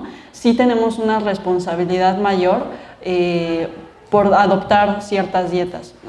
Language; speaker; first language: Spanish; native; Spanish